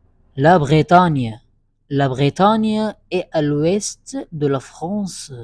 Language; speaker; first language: French; non-native, fluent; Arabic